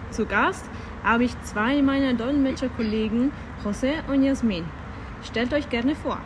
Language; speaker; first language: German; non-native, fluent; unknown